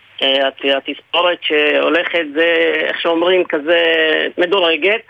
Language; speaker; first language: Hebrew; early bilingual, other home language; Arabic